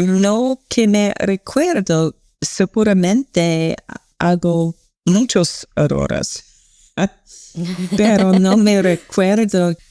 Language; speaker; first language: Spanish; non-native, learner; English